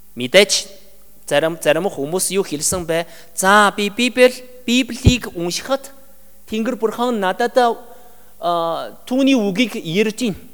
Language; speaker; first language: Mongolian; non-native, learner; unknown